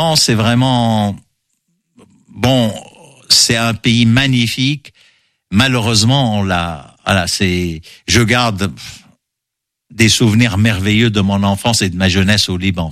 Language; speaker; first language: French; non-native, local second language; Arabic